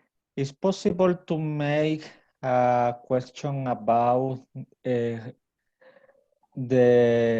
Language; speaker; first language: English; non-native, learner; Spanish